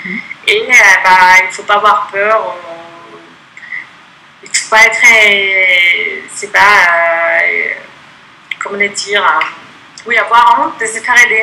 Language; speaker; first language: French; non-native, fluent; Spanish